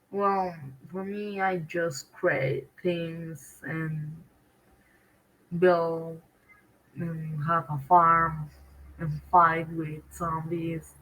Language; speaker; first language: English; non-native, learner; Spanish